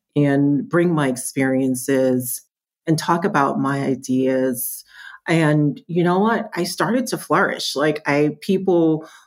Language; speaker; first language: English; native; English